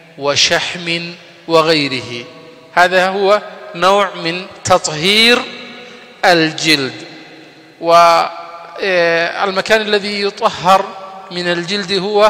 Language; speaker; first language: Arabic; non-native, fluent; Somali